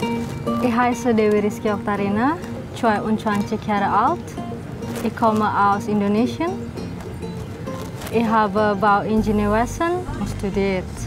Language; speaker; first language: German; non-native, learner; Indonesian